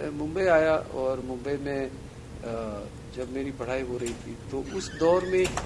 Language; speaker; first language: Hindi; non-native, local second language; Gujarati